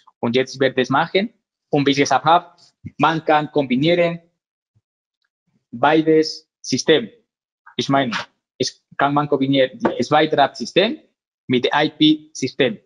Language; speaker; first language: German; non-native, learner; Spanish